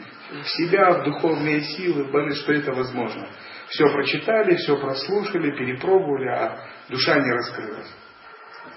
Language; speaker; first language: Russian; native; Russian